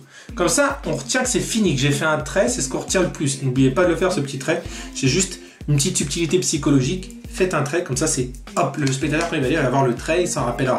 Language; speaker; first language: French; native; French